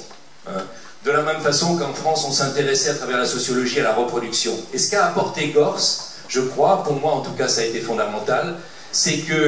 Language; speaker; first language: French; native; French